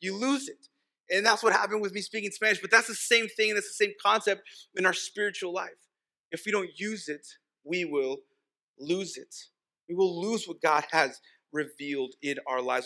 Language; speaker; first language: English; early bilingual, other home language; Spanish